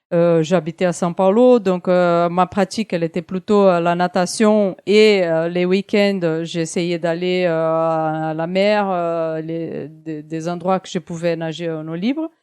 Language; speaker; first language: French; non-native, fluent; Portuguese